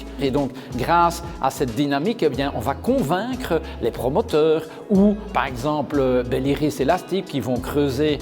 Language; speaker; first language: French; native; French